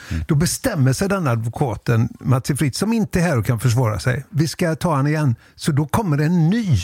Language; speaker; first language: Swedish; native; Swedish